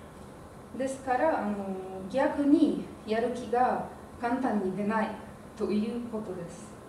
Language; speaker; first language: Japanese; non-native, fluent; Arabic